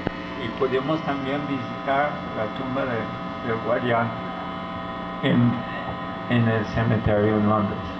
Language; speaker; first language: Spanish; non-native, fluent; English